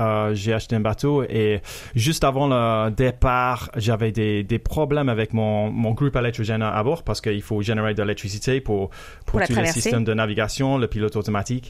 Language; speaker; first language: French; non-native, fluent; English